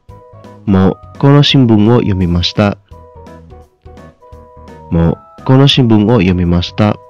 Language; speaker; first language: Japanese; non-native, fluent; Indonesian